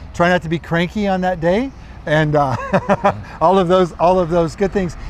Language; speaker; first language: English; native; English